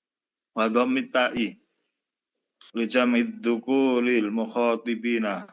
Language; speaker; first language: Arabic; non-native, learner; Indonesian